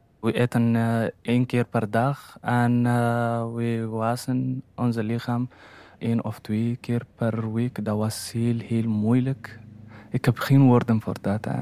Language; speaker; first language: Dutch; non-native, learner; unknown